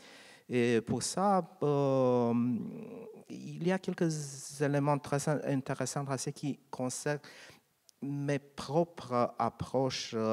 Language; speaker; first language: French; non-native, learner; Romanian